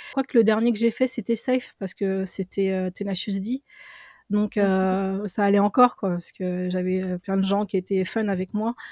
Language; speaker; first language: French; early bilingual, other home language; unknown